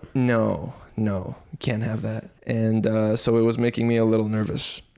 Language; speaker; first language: English; early bilingual, other home language; Arabic